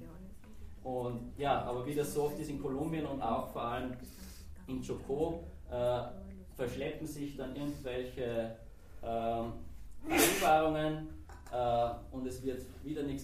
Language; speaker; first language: German; native; German